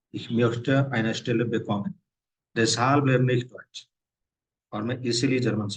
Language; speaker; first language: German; non-native, fluent; Hindi